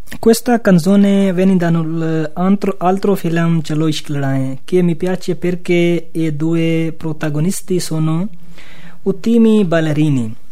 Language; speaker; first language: Italian; non-native, fluent; Urdu